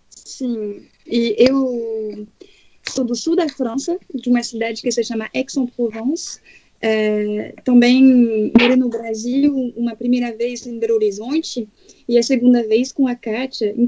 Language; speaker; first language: Portuguese; non-native, fluent; French